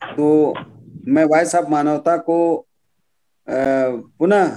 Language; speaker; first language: Hindi; native; Hindi